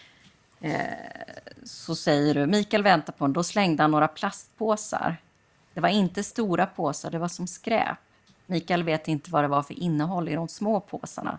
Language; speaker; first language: Swedish; native; Swedish